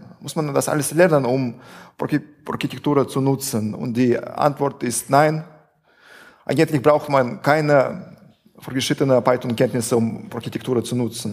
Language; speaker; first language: German; non-native, fluent; Russian